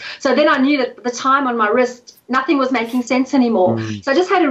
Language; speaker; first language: English; native; English